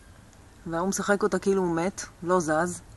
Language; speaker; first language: Hebrew; native; Hebrew